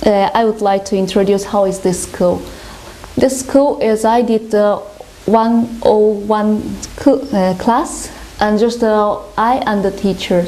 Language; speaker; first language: English; non-native, learner; Japanese